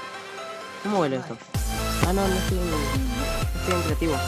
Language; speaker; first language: Spanish; native; Spanish